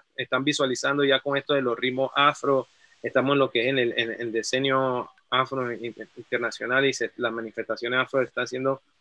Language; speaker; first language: Spanish; native; Spanish